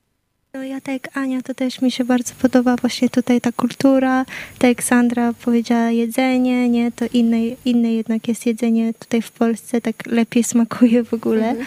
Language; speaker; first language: Polish; early bilingual, heritage; Polish